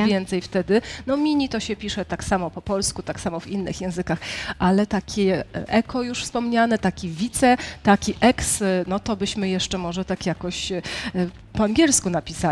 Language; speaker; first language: Polish; native; Polish